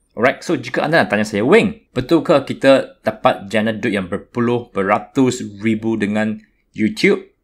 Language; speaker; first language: Malay; non-native, local second language; Chinese